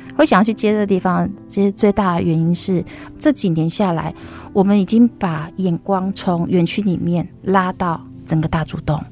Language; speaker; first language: Chinese; native; Chinese